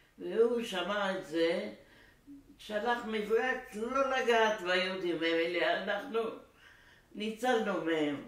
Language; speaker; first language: Hebrew; non-native, fluent; Arabic